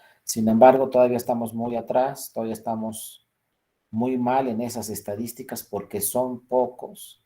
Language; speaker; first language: Spanish; native; Spanish